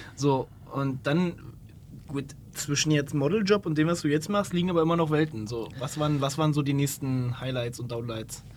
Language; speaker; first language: German; native; German